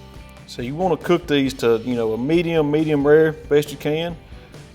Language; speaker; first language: English; native; English